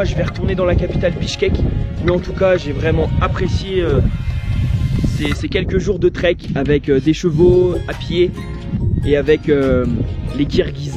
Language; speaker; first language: French; native; French